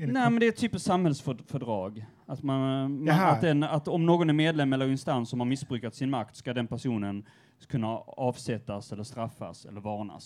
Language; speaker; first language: Swedish; native; Swedish